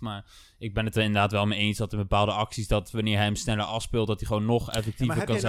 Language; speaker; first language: Dutch; native; Dutch